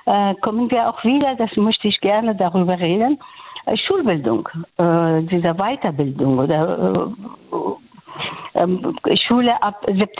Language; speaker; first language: German; non-native, fluent; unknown